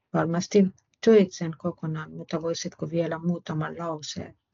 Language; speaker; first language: Finnish; non-native, fluent; Persian